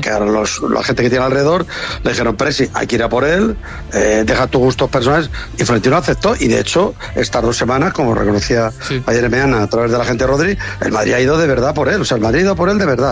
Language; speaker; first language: Spanish; native; Spanish